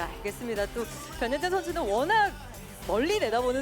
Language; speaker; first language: Korean; native; Korean